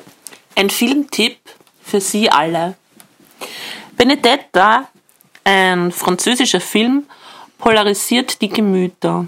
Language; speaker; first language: German; native; German